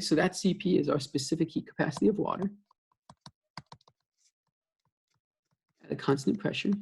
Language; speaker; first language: English; native; English